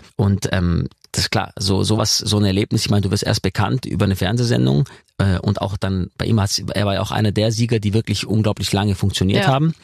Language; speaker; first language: German; native; German